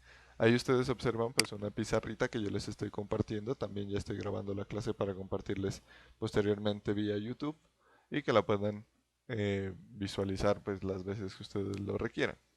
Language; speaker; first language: Spanish; native; Spanish